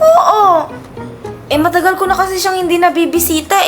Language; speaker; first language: Filipino; native; Filipino